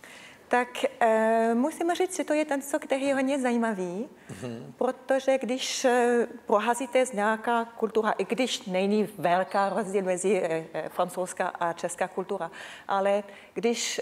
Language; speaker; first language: Czech; non-native, learner; French